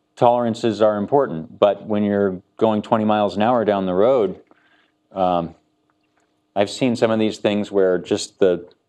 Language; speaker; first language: English; native; English